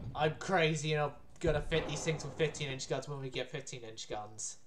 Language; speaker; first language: English; native; English